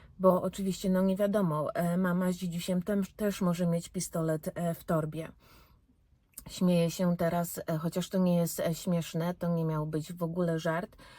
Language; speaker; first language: Polish; early bilingual, heritage; Polish